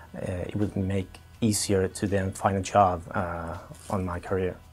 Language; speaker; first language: English; non-native, fluent; Spanish